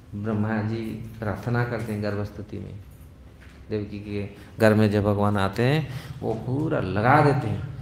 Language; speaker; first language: Hindi; non-native, local second language; Odia